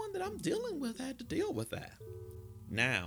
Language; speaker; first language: English; native; English